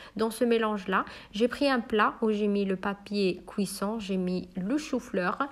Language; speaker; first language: French; non-native, local second language; Arabic